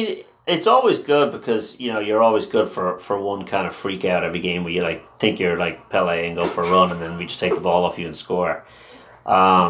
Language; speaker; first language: English; non-native, local second language; Irish